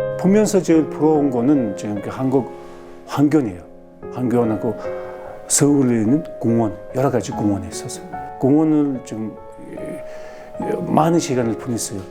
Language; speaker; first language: Korean; non-native, fluent; Mongolian